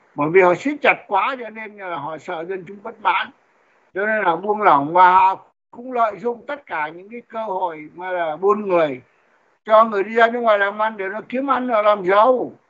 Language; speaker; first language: Vietnamese; native; Vietnamese